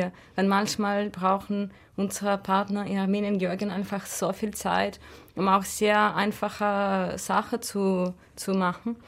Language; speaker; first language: German; non-native, fluent; Russian